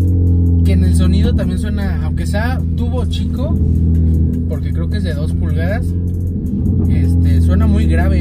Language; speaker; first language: Spanish; native; Spanish